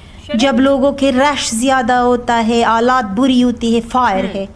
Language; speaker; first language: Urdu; non-native, learner; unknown